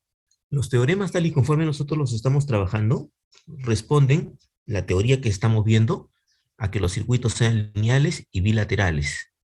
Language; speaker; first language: Spanish; native; Spanish